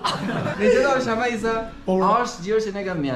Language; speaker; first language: Chinese; non-native, fluent; Persian